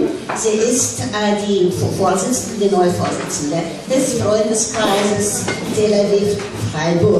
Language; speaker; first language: German; non-native, fluent; Russian